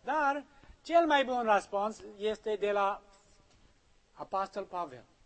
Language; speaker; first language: Romanian; non-native, learner; English